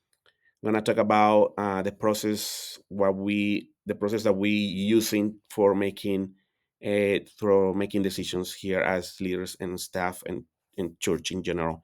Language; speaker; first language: English; non-native, fluent; Spanish